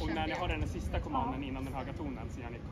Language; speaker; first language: Swedish; native; Swedish